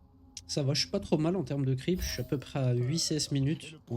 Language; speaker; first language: French; native; French